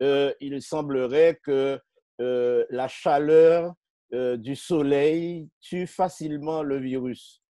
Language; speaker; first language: French; native; French